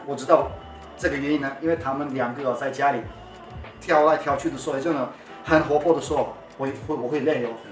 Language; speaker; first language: Chinese; non-native, fluent; Turkish